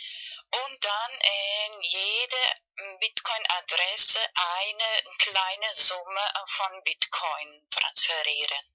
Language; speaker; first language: German; non-native, fluent; Spanish